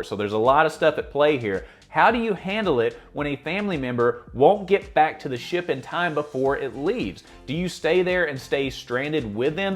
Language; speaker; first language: English; native; English